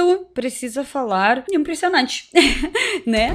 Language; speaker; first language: Portuguese; non-native, learner; Russian